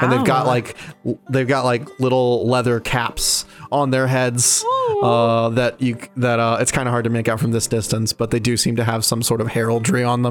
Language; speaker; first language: English; native; English